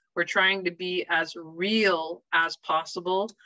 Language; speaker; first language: English; native; English